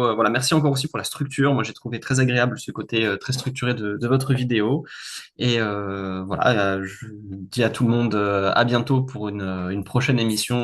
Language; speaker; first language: French; native; French